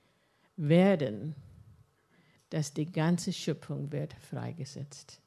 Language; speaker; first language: German; non-native, fluent; English